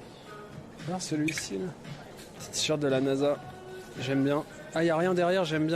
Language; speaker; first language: French; native; French